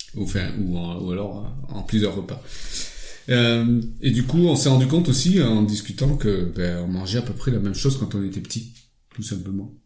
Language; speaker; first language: French; early bilingual, other home language; Lao